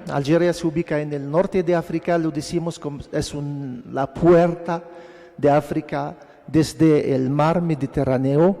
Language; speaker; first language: Spanish; non-native, fluent; Arabic